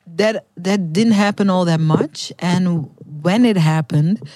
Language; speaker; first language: English; non-native, fluent; Dutch